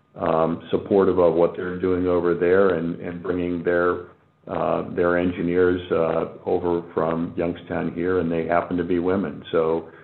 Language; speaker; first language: English; native; English